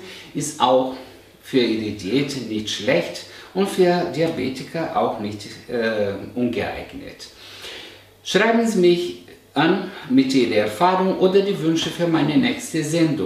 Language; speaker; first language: German; non-native, fluent; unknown